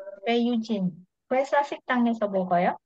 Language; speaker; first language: Korean; non-native, fluent; Indonesian